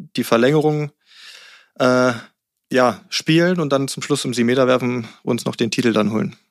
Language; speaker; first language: German; native; German